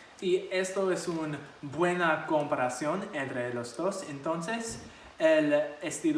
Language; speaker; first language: Spanish; non-native, learner; English